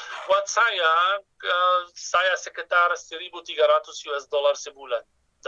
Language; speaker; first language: Indonesian; non-native, fluent; Arabic